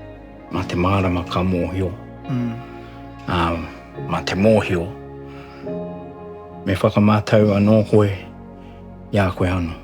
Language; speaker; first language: Māori; non-native, local second language; English